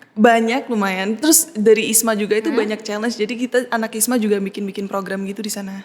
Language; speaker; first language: Indonesian; native; Indonesian